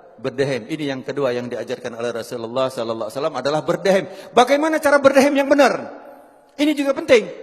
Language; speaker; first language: Indonesian; native; Indonesian